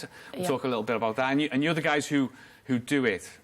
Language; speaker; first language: English; native; English